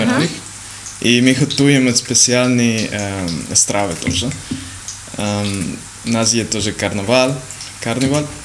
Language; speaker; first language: Ukrainian; non-native, learner; Spanish